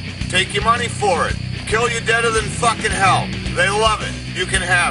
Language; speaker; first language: English; native; English